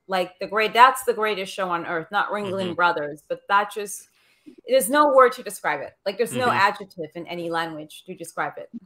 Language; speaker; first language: English; early bilingual, other home language; Portuguese